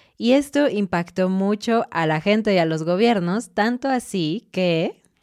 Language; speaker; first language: Spanish; native; Spanish